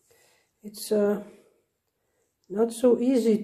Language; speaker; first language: English; non-native, learner; Slovenian